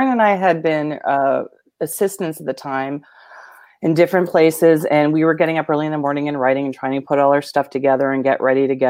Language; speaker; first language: English; native; English